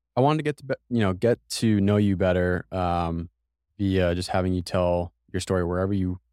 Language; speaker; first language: English; native; English